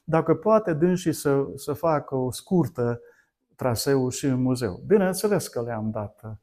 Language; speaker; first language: Romanian; non-native, local second language; Hungarian